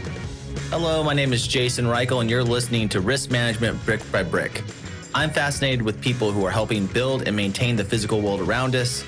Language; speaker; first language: English; native; English